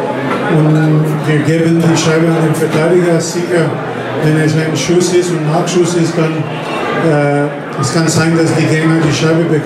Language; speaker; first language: German; non-native, fluent; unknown